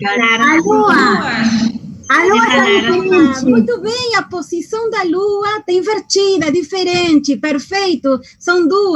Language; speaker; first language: Portuguese; non-native, fluent; Spanish